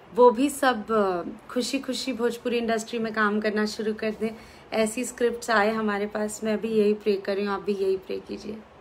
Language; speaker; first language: Hindi; native; Hindi